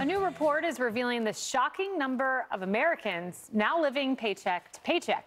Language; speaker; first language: English; native; English